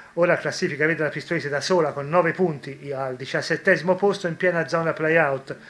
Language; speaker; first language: Italian; native; Italian